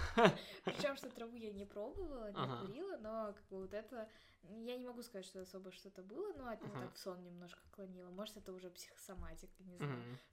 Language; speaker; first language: Russian; native; Russian